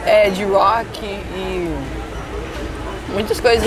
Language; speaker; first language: Portuguese; early bilingual, heritage; Portuguese